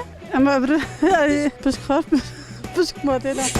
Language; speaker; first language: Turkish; non-native, local second language; Kurdish